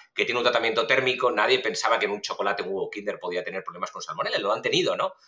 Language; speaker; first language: Spanish; native; Spanish